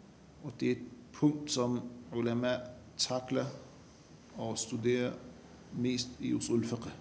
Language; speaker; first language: Danish; non-native, fluent; Arabic